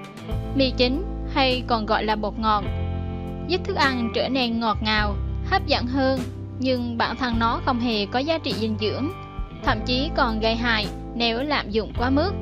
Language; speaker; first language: Vietnamese; native; Vietnamese